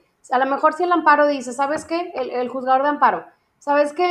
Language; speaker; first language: Spanish; native; Spanish